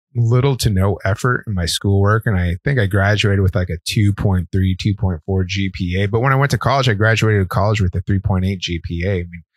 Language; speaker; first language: English; native; English